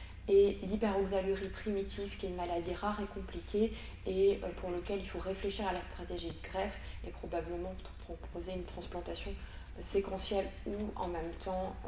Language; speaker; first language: French; native; French